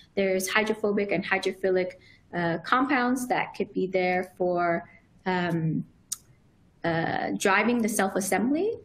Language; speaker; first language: English; native; English